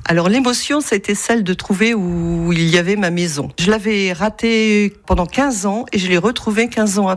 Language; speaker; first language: French; native; French